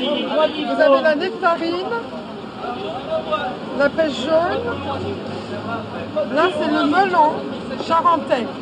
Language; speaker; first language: French; native; French